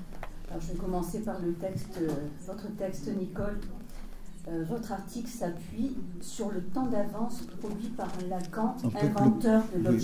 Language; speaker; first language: French; native; French